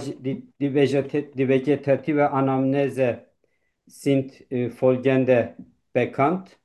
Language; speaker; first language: German; non-native, learner; Turkish